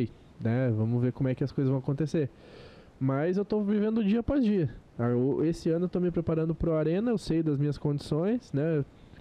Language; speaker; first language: Portuguese; native; Portuguese